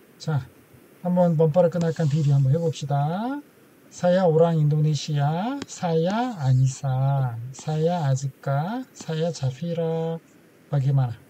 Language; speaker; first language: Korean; native; Korean